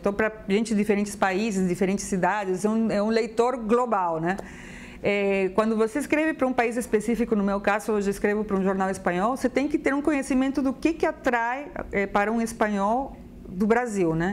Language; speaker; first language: Portuguese; non-native, fluent; Spanish